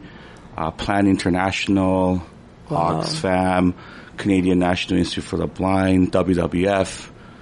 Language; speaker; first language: English; native; English